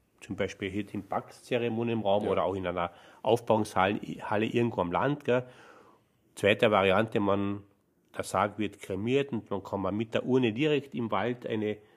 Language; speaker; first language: German; native; German